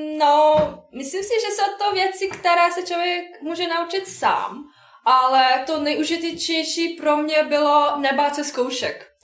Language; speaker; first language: Czech; non-native, fluent; Bosnian